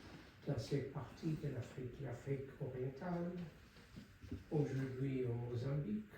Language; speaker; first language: French; non-native, local second language; Comorian